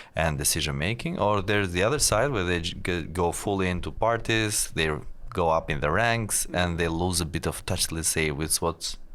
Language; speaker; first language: English; non-native, fluent; Albanian